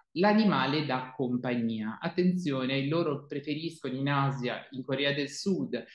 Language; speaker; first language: Italian; native; Italian